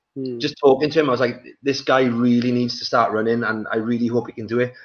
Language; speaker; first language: English; native; English